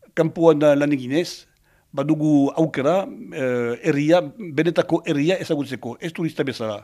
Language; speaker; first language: Basque; non-native, local second language; French